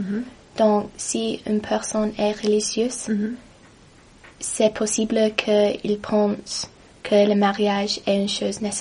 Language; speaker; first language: French; non-native, learner; English